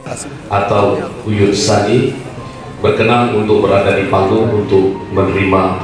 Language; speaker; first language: Indonesian; native; Indonesian